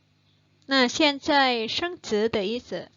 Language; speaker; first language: Chinese; non-native, fluent; Indonesian